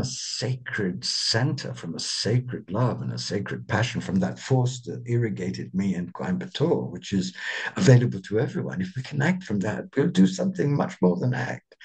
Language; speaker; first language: English; native; English